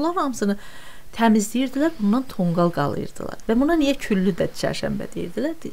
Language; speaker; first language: Azerbaijani; non-native, local second language; Talysh